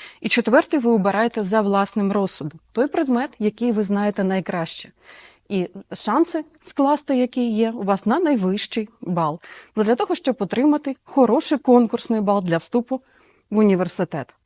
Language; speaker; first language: Ukrainian; native; Ukrainian